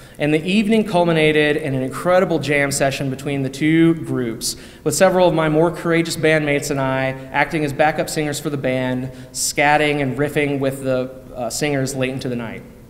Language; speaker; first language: English; native; English